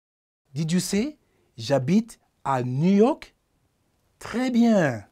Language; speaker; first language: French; non-native, fluent; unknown